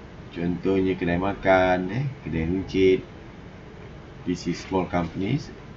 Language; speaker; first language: English; non-native, local second language; Malay